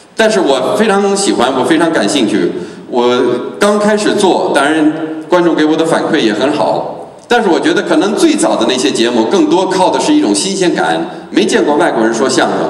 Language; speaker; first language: Chinese; non-native, fluent; English